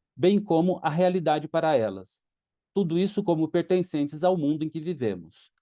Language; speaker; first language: Portuguese; native; Portuguese